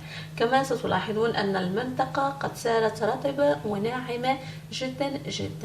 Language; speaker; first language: Arabic; native; Arabic